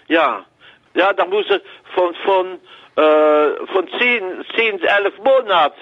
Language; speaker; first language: German; non-native, learner; French